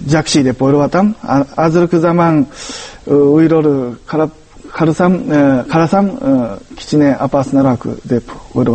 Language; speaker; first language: Kyrgyz; non-native, learner; Japanese